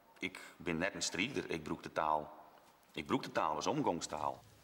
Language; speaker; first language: Dutch; non-native, local second language; Western Frisian